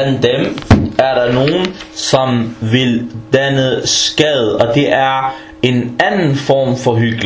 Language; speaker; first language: Danish; early bilingual, other home language; Arabic